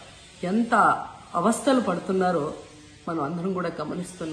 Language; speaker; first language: Telugu; native; Telugu